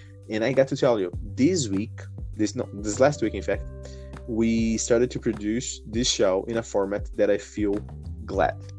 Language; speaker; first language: English; non-native, fluent; Portuguese